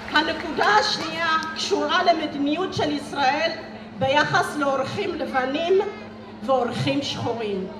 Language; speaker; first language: Hebrew; early bilingual, other home language; Amharic